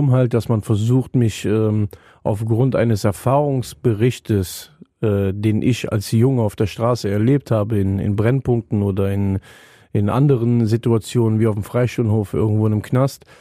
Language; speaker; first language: German; native; German